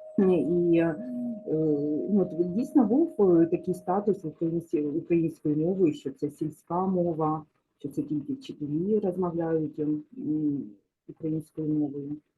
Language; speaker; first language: Ukrainian; non-native, local second language; Russian